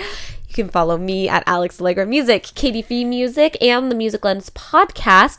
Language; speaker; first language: English; native; English